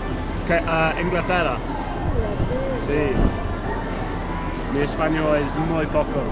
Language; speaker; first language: Spanish; non-native, learner; English